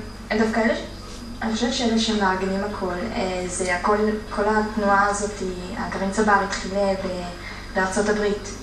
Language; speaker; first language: Hebrew; early bilingual, heritage; Hebrew